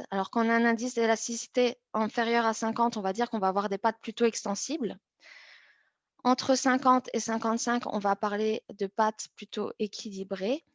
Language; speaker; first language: French; native; French